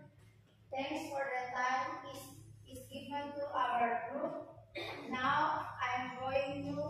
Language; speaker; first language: English; non-native, learner; Indonesian